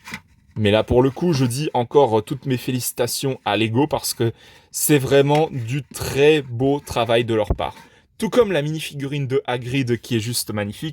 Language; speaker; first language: French; native; French